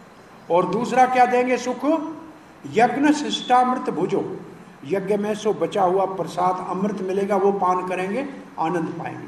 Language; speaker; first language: Hindi; native; Hindi